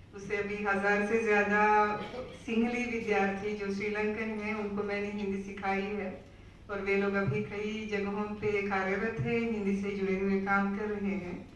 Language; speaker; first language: Hindi; non-native, fluent; Sinhala